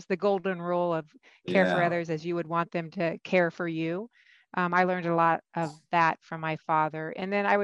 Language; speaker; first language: English; native; English